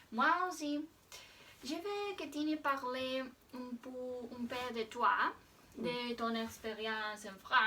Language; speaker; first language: French; non-native, learner; Spanish